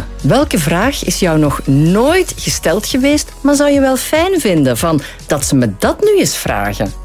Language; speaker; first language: Dutch; native; Dutch